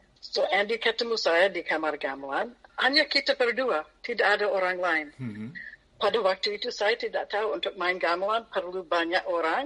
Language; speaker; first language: Indonesian; non-native, fluent; English